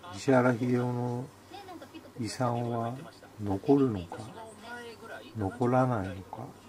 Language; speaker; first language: Japanese; native; Japanese